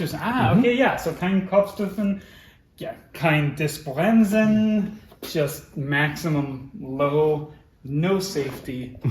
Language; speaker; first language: German; non-native, learner; English